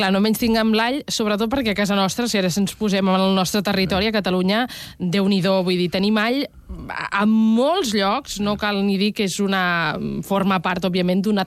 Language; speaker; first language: Catalan; native; Catalan